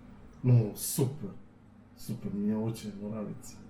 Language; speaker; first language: Russian; non-native, learner; Serbian